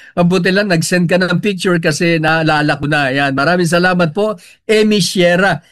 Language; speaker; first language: Filipino; native; Filipino